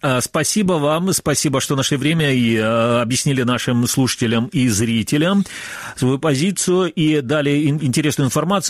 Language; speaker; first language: Ukrainian; native; Ukrainian